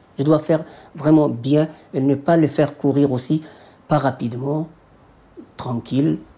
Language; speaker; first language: French; non-native, local second language; Somali